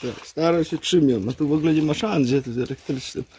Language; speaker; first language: Polish; native; Polish